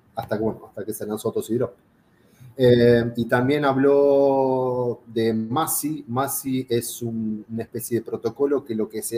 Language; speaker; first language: Spanish; native; Spanish